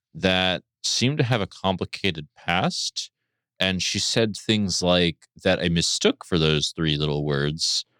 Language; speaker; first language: English; native; English